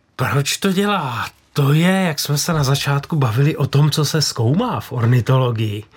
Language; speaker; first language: Czech; native; Czech